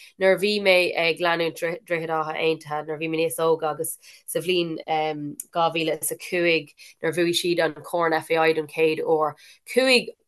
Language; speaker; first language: Irish; non-native, local second language; English